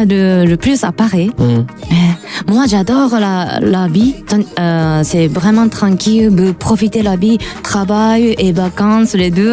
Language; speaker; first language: French; non-native, fluent; Japanese